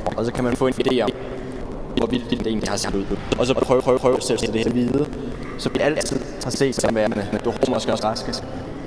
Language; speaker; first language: Danish; native; Danish